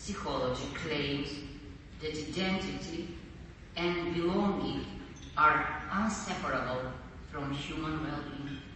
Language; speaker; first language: English; non-native, fluent; Macedonian